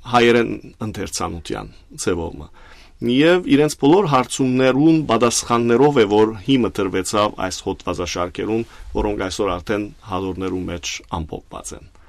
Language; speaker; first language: Armenian; early bilingual, heritage; Armenian